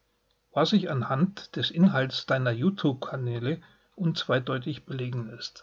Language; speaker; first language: German; native; German